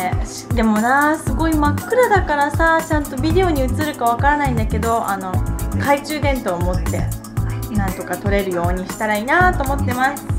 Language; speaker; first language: Japanese; native; Japanese